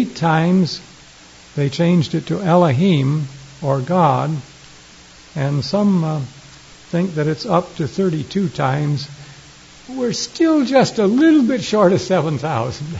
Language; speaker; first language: English; native; English